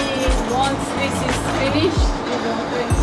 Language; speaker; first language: English; non-native, learner; Portuguese